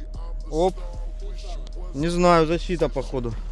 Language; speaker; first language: Russian; native; Russian